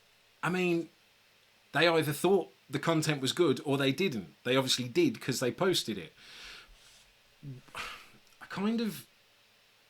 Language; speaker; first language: English; native; English